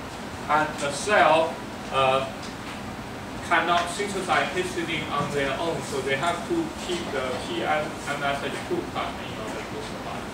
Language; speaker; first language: English; non-native, fluent; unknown